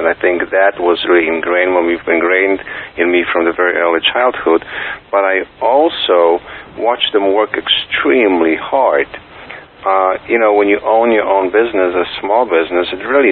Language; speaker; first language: English; non-native, fluent; Polish